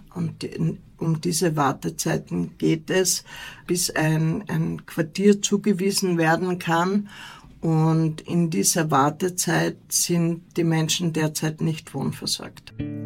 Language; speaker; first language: German; native; German